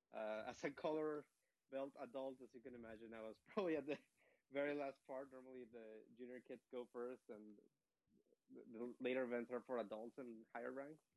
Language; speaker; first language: English; non-native, fluent; Spanish